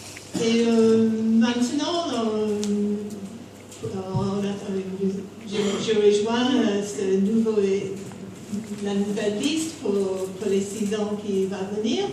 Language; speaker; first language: French; non-native, fluent; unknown